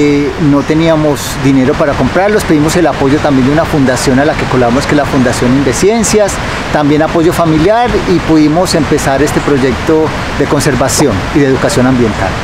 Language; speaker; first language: Spanish; native; Spanish